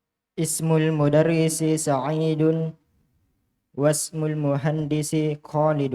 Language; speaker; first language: Arabic; non-native, learner; Indonesian